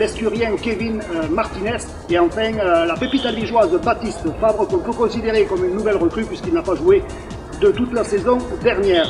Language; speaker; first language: French; native; French